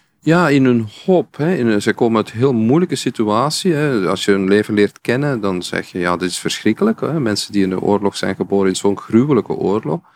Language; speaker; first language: Dutch; native; Dutch